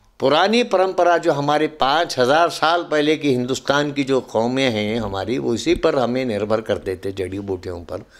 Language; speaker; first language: Urdu; native; Urdu